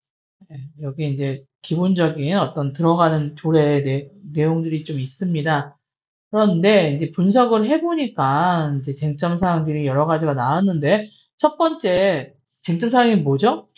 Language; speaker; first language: Korean; native; Korean